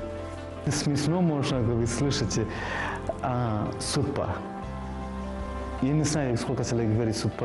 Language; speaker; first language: Russian; non-native, learner; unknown